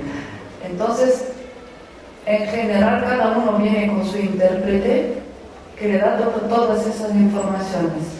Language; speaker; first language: Spanish; non-native, fluent; Romanian